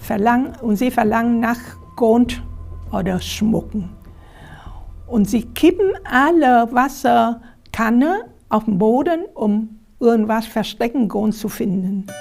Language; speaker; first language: German; non-native, fluent; Vietnamese